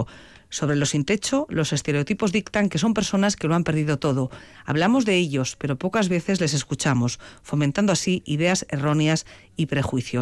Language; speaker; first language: Spanish; native; Spanish